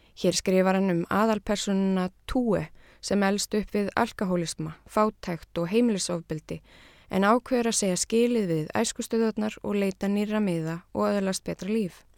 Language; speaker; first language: Icelandic; native; Icelandic